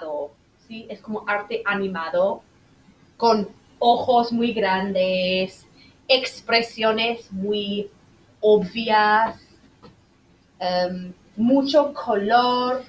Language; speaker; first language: Spanish; non-native, fluent; English